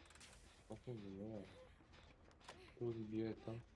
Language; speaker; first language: Bulgarian; native; Bulgarian